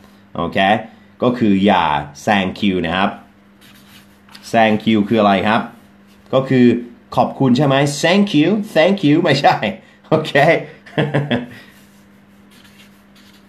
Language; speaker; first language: Thai; non-native, fluent; English